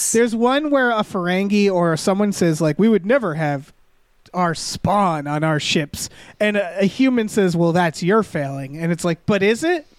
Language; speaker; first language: English; native; English